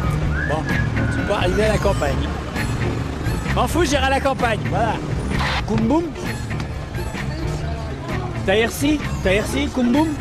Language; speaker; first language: French; native; French